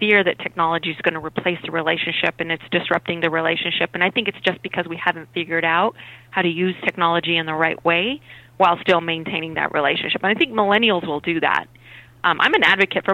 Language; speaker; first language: English; native; English